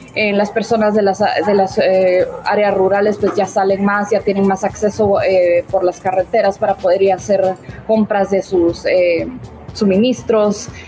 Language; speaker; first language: Spanish; native; Spanish